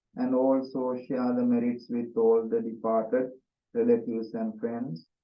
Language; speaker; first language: English; non-native, local second language; Sinhala